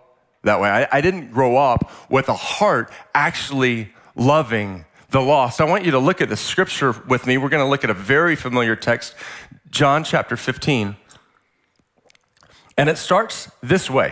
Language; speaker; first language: English; native; English